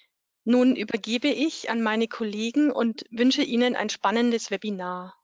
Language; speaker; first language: German; native; German